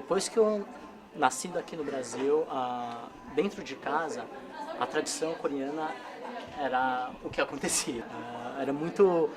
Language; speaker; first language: Portuguese; early bilingual, other home language; Korean